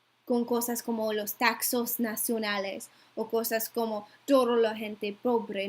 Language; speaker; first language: Spanish; non-native, learner; English